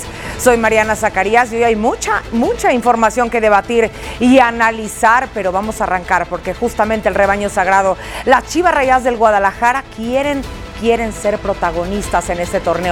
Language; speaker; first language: Spanish; native; Spanish